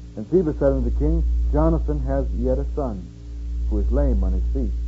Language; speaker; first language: English; native; English